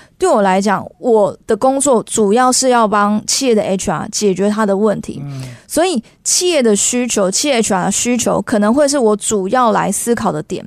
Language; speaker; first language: Chinese; native; Chinese